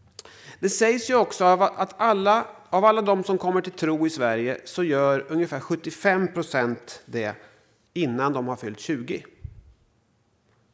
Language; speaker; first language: Swedish; native; Swedish